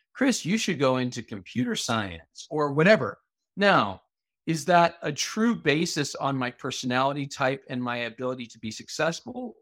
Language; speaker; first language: English; native; English